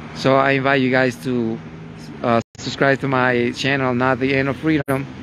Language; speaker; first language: English; non-native, fluent; Spanish